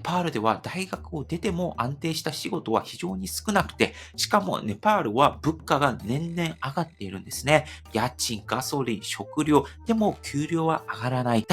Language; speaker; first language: Japanese; non-native, fluent; Korean